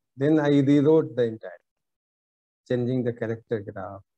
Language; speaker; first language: English; non-native, local second language; Bhojpuri